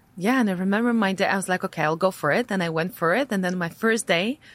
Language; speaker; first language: English; non-native, fluent; Latvian